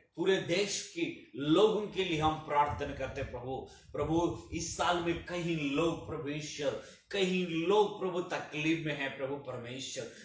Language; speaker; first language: Hindi; non-native, local second language; Telugu